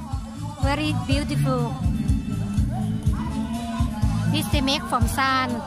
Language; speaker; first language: English; non-native, learner; Thai